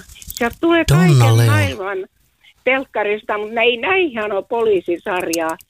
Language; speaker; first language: Finnish; native; Finnish